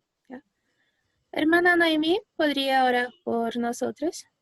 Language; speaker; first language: Spanish; non-native, fluent; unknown